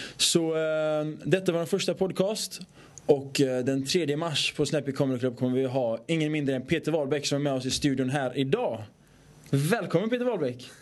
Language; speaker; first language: Swedish; early bilingual, other home language; Persian